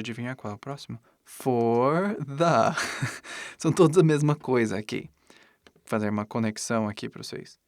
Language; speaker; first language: Portuguese; non-native, fluent; English